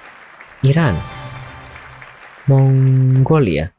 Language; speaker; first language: English; non-native, learner; Indonesian